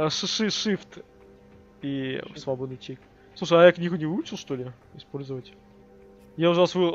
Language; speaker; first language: Russian; native; Russian